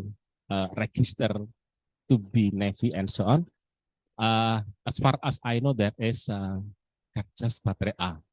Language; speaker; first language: English; non-native, learner; Indonesian